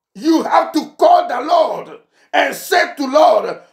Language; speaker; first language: English; non-native, fluent; Ewe